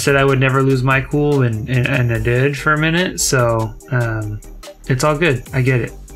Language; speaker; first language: English; native; English